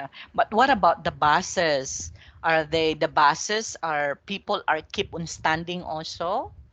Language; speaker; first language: English; non-native, local second language; Filipino